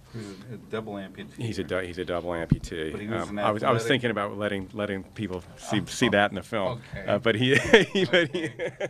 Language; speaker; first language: English; native; English